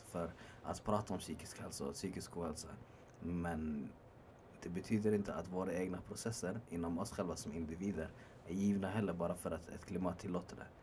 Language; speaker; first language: Swedish; early bilingual, other home language; Arabic